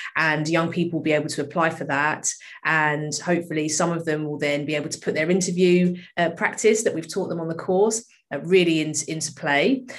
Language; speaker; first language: English; native; English